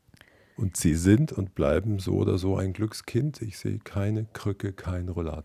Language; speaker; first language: German; native; German